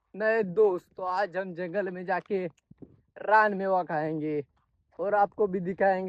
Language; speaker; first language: Hindi; non-native, local second language; Marathi